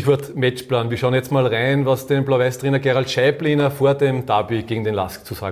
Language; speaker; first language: German; native; German